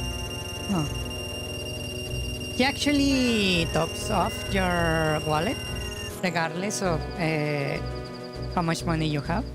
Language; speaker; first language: English; non-native, fluent; Spanish